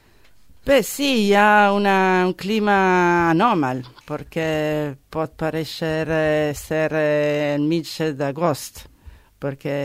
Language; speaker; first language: Catalan; non-native, learner; Italian